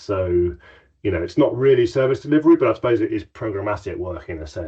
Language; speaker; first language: English; native; English